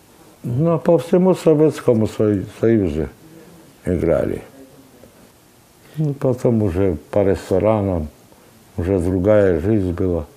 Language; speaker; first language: Russian; non-native, local second language; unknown